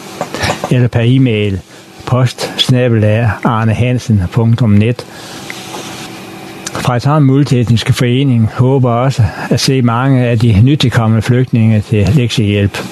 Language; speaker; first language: Danish; native; Danish